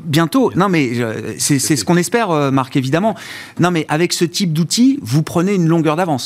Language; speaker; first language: French; native; French